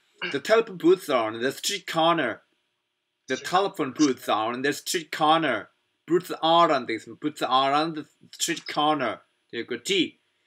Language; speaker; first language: English; non-native, fluent; Korean